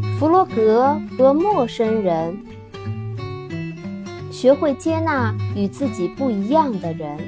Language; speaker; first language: Chinese; native; Chinese